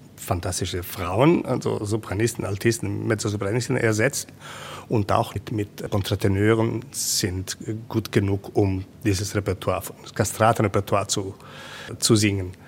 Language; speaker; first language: German; non-native, fluent; Italian